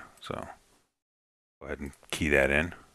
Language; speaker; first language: English; native; English